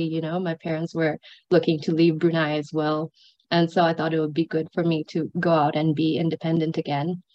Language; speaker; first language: English; non-native, fluent; Sinhala